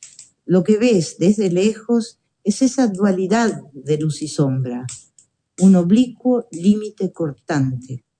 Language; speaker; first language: Spanish; native; Spanish